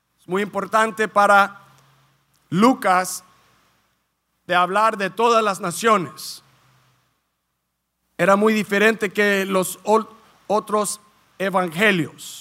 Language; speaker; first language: Spanish; early bilingual, heritage; Spanish